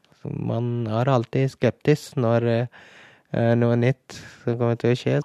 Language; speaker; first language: Norwegian; non-native, learner; Urdu